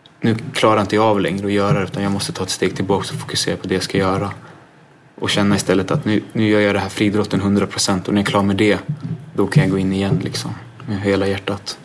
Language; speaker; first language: Swedish; native; Swedish